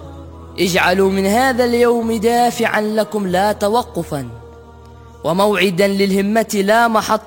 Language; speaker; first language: Arabic; native; Arabic